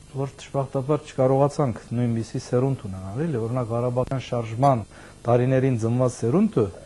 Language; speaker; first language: Armenian; early bilingual, heritage; Armenian